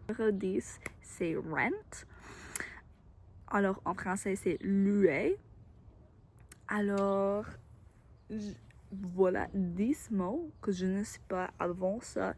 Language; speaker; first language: French; non-native, learner; English